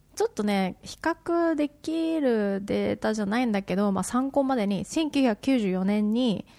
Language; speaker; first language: Japanese; native; Japanese